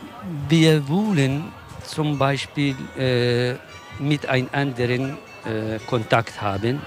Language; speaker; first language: German; non-native, learner; Kurdish